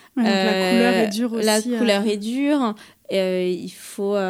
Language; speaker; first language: French; native; French